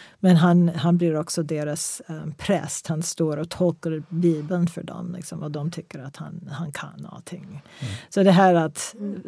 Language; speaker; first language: Swedish; non-native, fluent; English